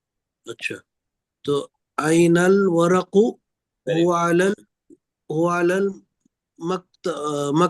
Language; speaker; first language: Arabic; non-native, learner; Urdu